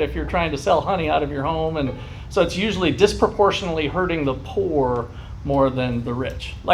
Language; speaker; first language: English; native; English